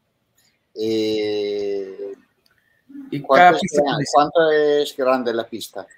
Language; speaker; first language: Spanish; non-native, fluent; Italian